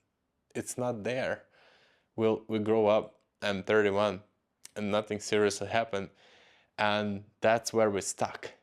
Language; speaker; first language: English; non-native, fluent; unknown